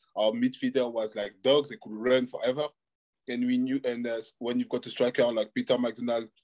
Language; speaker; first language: English; non-native, fluent; French